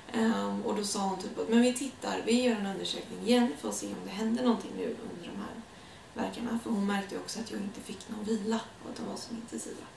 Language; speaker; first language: Swedish; native; Swedish